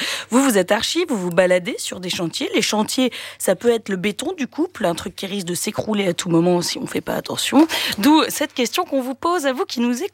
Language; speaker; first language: French; native; French